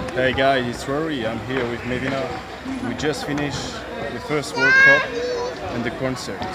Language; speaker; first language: English; non-native, local second language; French